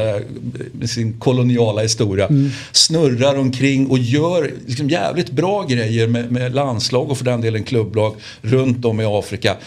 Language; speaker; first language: Swedish; native; Swedish